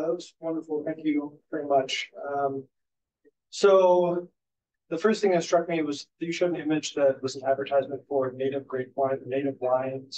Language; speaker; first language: English; native; English